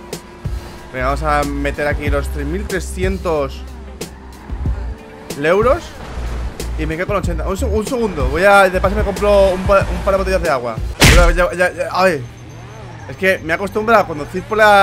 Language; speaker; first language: Spanish; native; Spanish